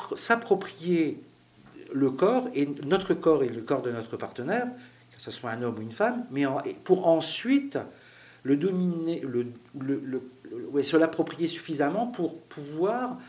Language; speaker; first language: French; native; French